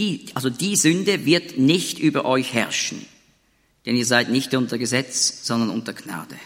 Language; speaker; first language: German; native; German